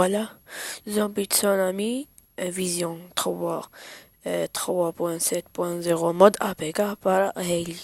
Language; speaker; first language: French; non-native, learner; Arabic